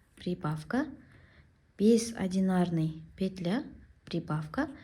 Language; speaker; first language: Russian; non-native, local second language; Kazakh